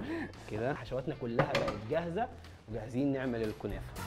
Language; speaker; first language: Arabic; native; Arabic